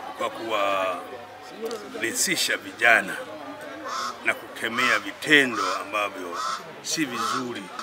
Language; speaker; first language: Swahili; non-native, local second language; Sukuma